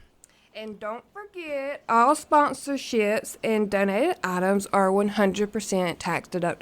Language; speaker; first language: English; native; English